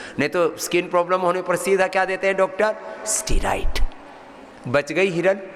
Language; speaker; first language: Hindi; native; Hindi